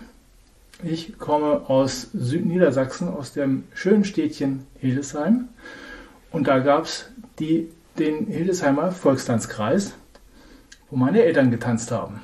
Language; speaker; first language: German; native; German